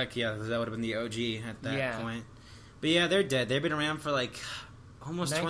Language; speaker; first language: English; native; English